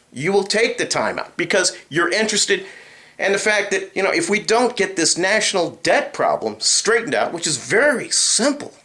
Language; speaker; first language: English; native; English